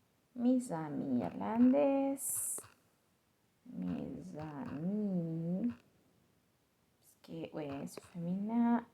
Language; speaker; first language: French; non-native, learner; Spanish